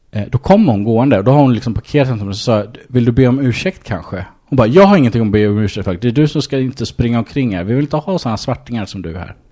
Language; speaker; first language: Swedish; early bilingual, other home language; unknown